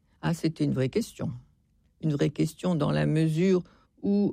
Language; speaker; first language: French; native; French